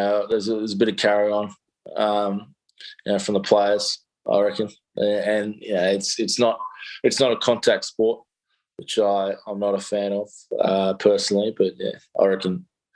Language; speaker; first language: English; native; English